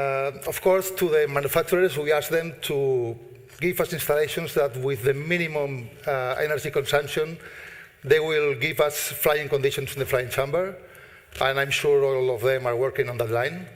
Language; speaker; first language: English; non-native, fluent; Spanish